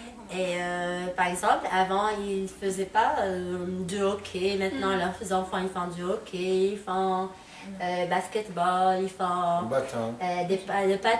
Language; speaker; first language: French; non-native, local second language; Arabic